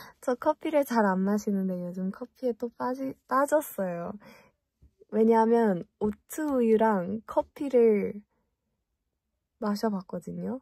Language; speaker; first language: Korean; early bilingual, heritage; English